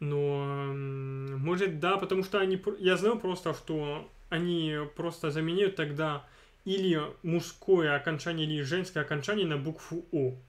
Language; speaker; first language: Russian; non-native, fluent; French